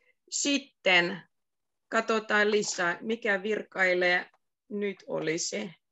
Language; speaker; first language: Finnish; native; Finnish